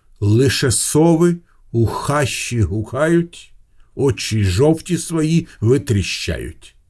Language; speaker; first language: Ukrainian; non-native, local second language; Russian